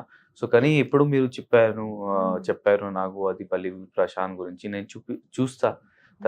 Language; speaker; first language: Telugu; non-native, learner; Hindi